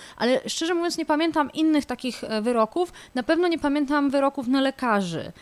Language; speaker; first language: Polish; native; Polish